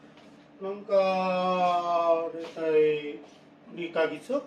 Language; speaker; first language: Japanese; non-native, learner; Filipino